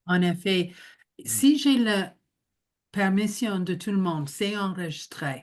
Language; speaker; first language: French; non-native, local second language; English